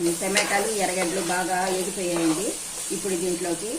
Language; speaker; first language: Telugu; native; Telugu